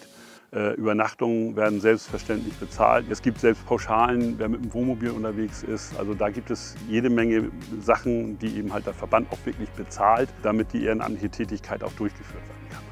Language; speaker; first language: German; native; German